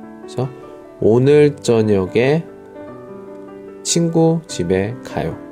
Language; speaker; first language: Korean; non-native, learner; Chinese